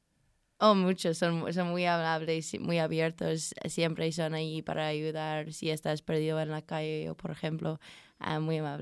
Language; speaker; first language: Spanish; non-native, learner; English